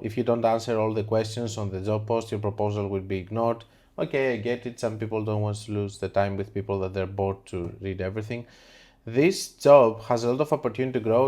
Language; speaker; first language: English; non-native, fluent; Greek